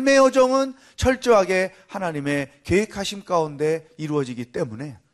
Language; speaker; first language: Korean; native; Korean